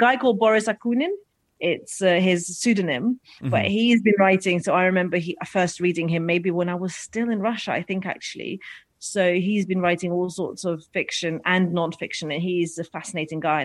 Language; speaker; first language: English; non-native, fluent; Russian